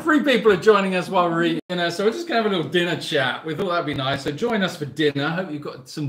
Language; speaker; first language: English; native; English